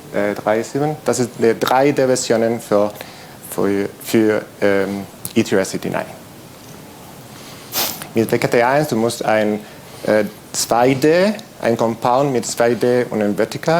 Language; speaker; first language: German; non-native, fluent; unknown